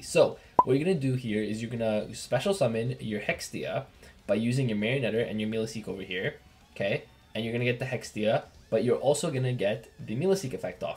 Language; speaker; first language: English; native; English